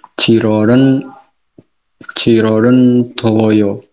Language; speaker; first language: Korean; non-native, learner; Indonesian